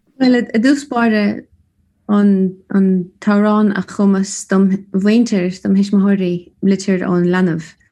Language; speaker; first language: Irish; native; Irish